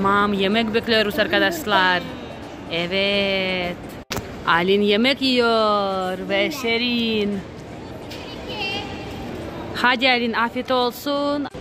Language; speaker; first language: Turkish; non-native, learner; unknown